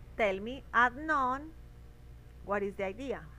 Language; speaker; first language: English; non-native, learner; Spanish